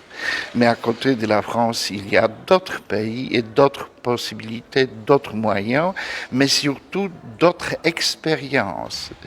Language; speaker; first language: French; non-native, fluent; Polish